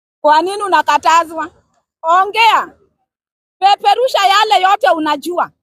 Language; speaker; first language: Swahili; non-native, local second language; Luo (Kenya and Tanzania)